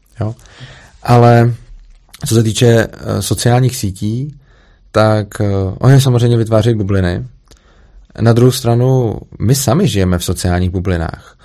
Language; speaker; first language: Czech; native; Czech